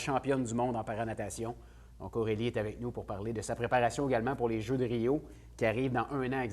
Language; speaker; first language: French; native; French